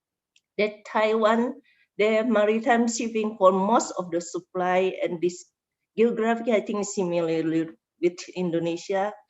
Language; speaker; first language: English; non-native, learner; Indonesian